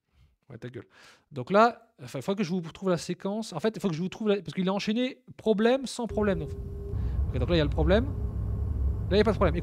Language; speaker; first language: French; native; French